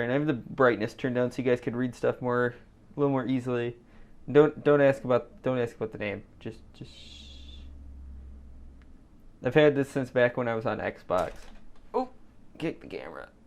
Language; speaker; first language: English; native; English